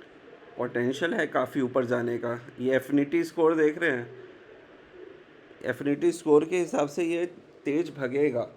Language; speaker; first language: Hindi; native; Hindi